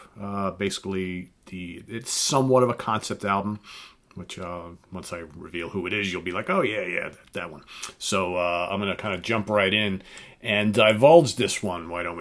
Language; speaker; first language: English; native; English